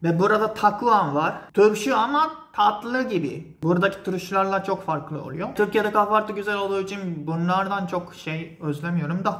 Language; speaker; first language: Turkish; non-native, fluent; Japanese